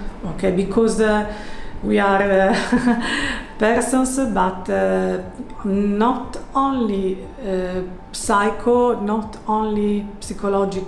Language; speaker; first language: English; non-native, learner; Italian